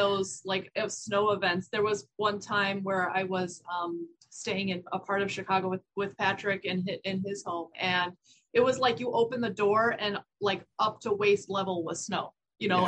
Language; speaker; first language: English; native; English